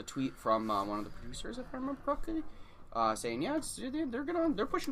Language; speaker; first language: English; native; English